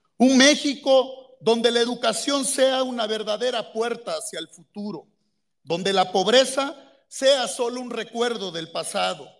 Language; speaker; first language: Spanish; native; Spanish